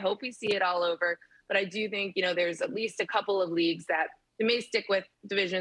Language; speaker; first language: English; native; English